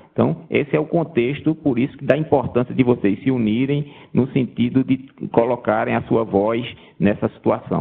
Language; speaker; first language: Portuguese; native; Portuguese